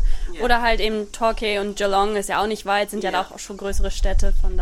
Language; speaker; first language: German; native; German